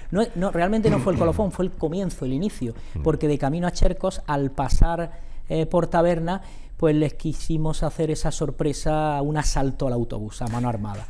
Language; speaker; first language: Spanish; native; Spanish